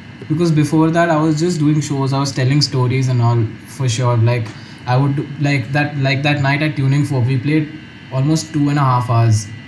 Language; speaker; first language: English; non-native, local second language; Hindi